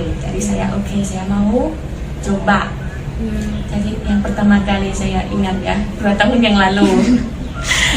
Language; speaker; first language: Indonesian; non-native, learner; Thai